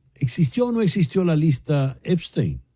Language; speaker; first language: Spanish; native; Spanish